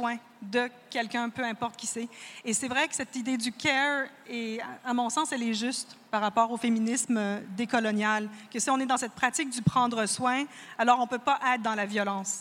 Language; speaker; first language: French; native; French